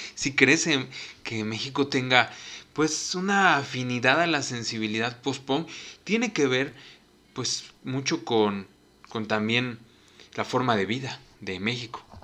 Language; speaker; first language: Spanish; native; Spanish